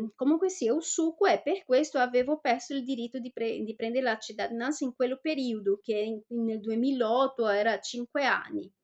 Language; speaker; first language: Italian; non-native, fluent; Portuguese